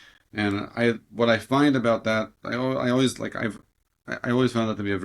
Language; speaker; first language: English; native; English